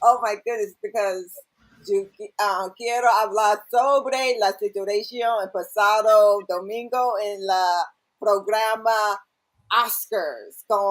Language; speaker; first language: Spanish; non-native, learner; English